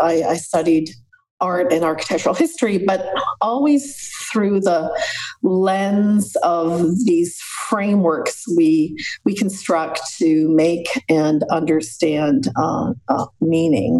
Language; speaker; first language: English; native; English